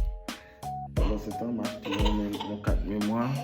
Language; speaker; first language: French; non-native, learner; Haitian Creole